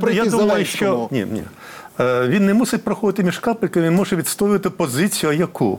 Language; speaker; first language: Ukrainian; native; Ukrainian